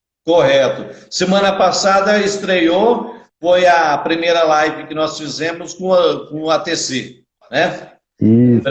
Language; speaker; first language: Portuguese; native; Portuguese